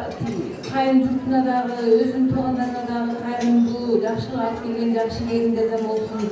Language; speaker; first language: Kyrgyz; native; Kyrgyz